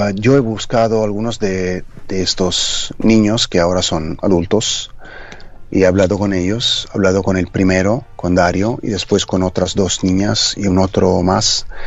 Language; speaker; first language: Spanish; non-native, fluent; Italian